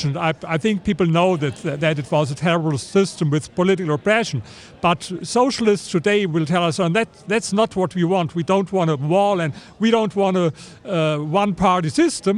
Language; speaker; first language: English; non-native, fluent; German